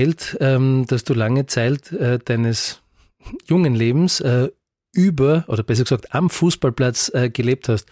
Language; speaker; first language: German; native; German